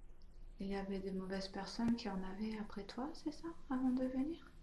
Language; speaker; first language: French; native; French